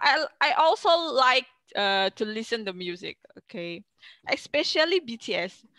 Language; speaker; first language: English; non-native, fluent; Indonesian